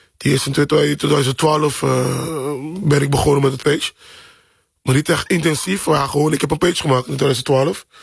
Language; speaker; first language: Dutch; non-native, local second language; Papiamento